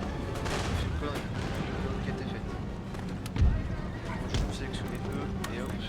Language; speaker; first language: French; native; French